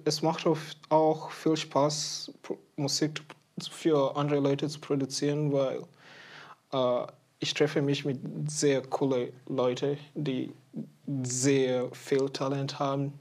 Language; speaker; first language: German; non-native, fluent; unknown